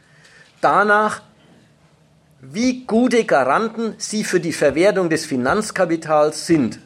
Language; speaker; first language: German; native; German